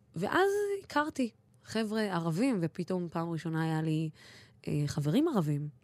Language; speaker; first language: Hebrew; non-native, local second language; Arabic